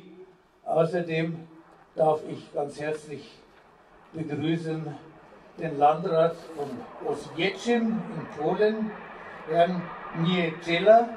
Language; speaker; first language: German; native; German